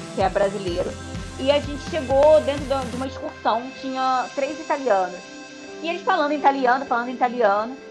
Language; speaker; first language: Portuguese; native; Portuguese